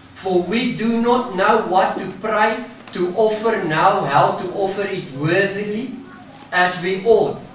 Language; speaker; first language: English; non-native, local second language; Afrikaans